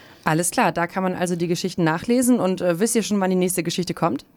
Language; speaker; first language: German; native; German